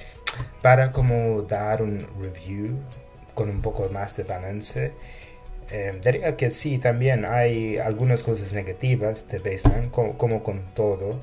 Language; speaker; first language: Spanish; non-native, fluent; English